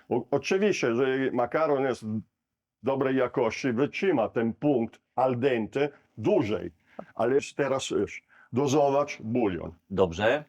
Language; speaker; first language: Polish; non-native, learner; Italian